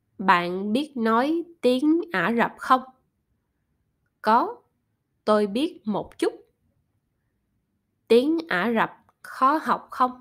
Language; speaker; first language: Vietnamese; non-native, learner; German